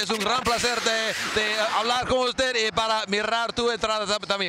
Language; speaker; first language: Spanish; non-native, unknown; English